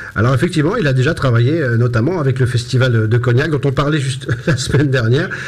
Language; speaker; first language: French; native; French